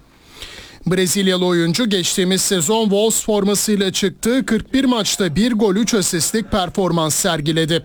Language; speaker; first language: Turkish; native; Turkish